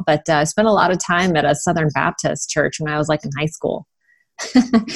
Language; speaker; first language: English; native; English